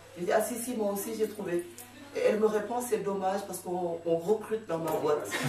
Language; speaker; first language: French; non-native, local second language; Fula